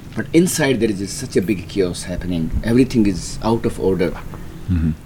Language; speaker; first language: English; non-native, local second language; Hindi